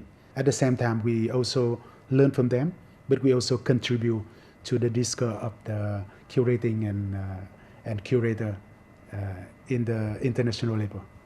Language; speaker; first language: English; non-native, fluent; Vietnamese